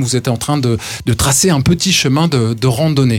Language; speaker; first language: French; native; French